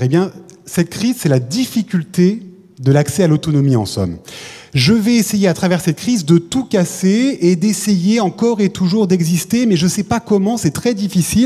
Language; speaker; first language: French; native; French